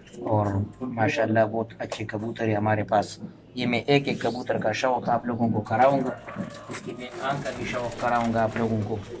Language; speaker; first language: Hindi; non-native, local second language; Pashto